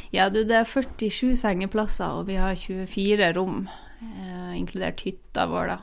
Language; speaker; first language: Norwegian; native; Norwegian